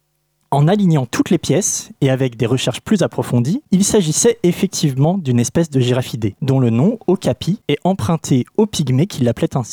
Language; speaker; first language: French; native; French